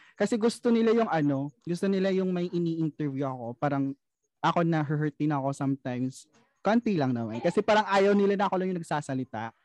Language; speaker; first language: Filipino; non-native, local second language; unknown